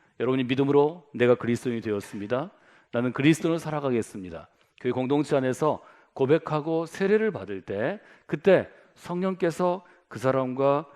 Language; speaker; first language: Korean; native; Korean